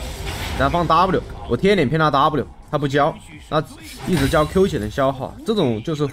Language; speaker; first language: Chinese; native; Chinese